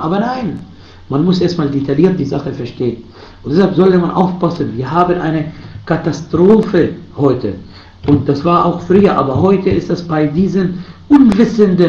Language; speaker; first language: German; non-native, fluent; Arabic